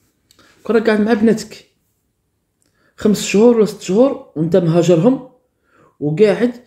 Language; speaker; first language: Arabic; native; Arabic